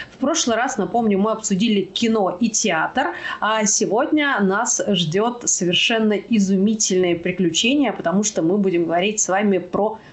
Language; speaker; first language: Russian; native; Russian